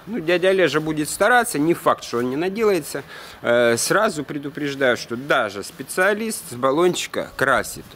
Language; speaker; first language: Russian; native; Russian